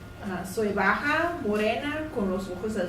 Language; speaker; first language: Spanish; non-native, learner; English